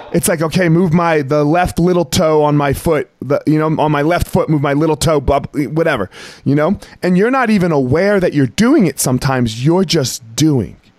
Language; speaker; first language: English; native; English